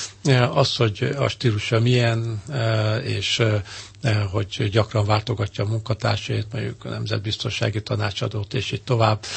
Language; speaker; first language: Hungarian; native; Hungarian